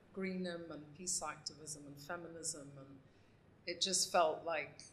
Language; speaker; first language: English; native; English